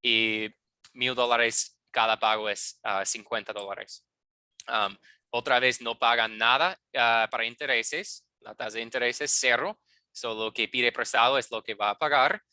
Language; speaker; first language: Spanish; non-native, fluent; English